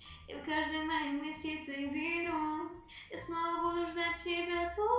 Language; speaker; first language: Russian; early bilingual, other home language; Turkish